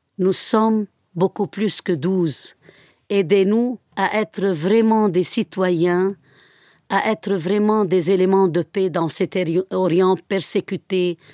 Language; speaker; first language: French; non-native, fluent; Arabic